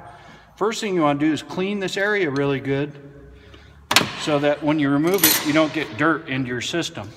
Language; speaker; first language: English; native; English